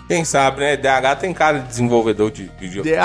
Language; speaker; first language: Portuguese; native; Portuguese